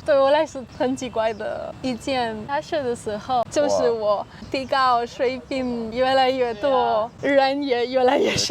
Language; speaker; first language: Chinese; non-native, learner; Spanish